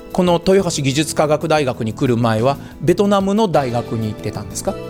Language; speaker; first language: Japanese; native; Japanese